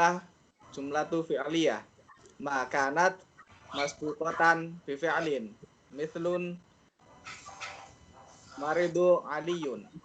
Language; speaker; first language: Arabic; non-native, learner; Indonesian